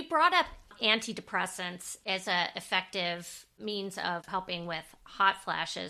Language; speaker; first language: English; native; English